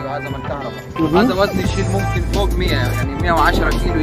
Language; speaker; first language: Arabic; non-native, learner; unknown